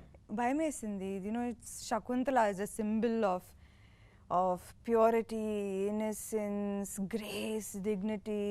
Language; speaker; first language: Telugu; non-native, fluent; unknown